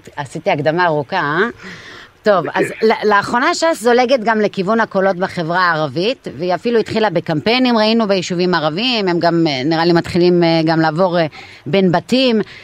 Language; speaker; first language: Hebrew; non-native, local second language; Arabic